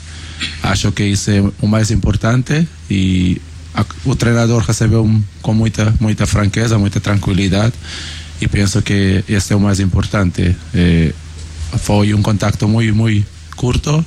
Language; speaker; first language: Spanish; non-native, learner; Portuguese